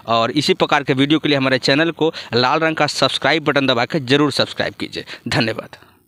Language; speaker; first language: Hindi; native; Hindi